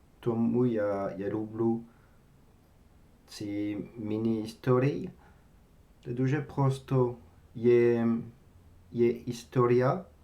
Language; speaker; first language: Ukrainian; non-native, learner; French